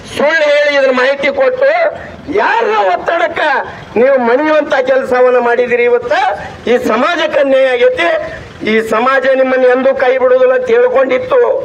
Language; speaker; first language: Kannada; native; Kannada